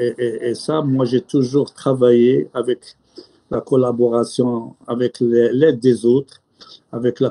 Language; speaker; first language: French; non-native, local second language; Arabic